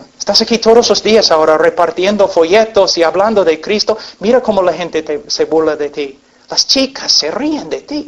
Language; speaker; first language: Spanish; non-native, fluent; English